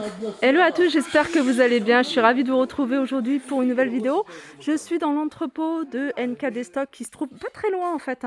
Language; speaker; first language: French; native; French